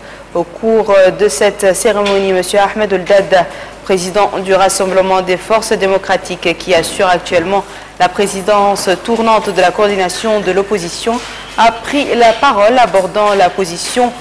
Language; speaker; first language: French; non-native, local second language; Arabic